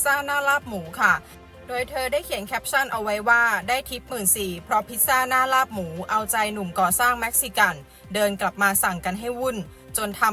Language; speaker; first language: Thai; native; Thai